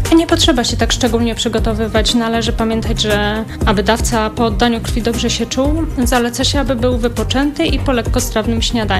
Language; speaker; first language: Polish; native; Polish